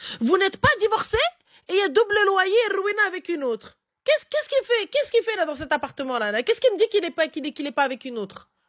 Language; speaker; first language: French; early bilingual, other home language; Arabic